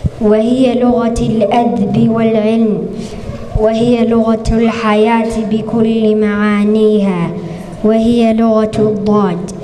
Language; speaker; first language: Arabic; non-native, learner; Somali